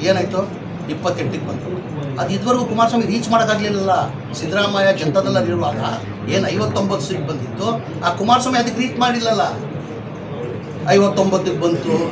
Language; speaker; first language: Kannada; non-native, local second language; Urdu